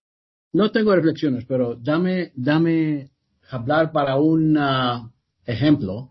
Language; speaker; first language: Spanish; non-native, learner; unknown